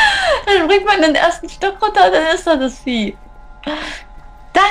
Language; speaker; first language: German; native; German